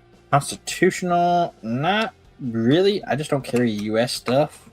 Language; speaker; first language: English; native; English